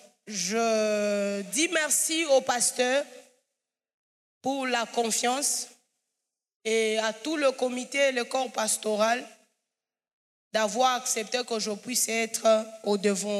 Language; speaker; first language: French; non-native, local second language; Swahili